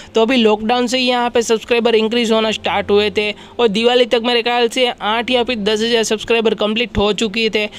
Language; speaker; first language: Hindi; non-native, local second language; Gujarati